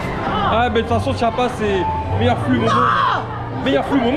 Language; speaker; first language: French; native; French